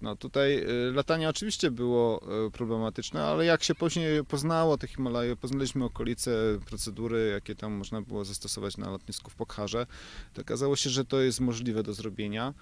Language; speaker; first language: Polish; native; Polish